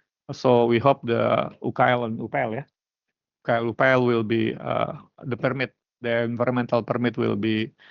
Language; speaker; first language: English; non-native, learner; Indonesian